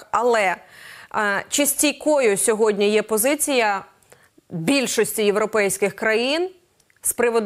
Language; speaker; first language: Ukrainian; native; Ukrainian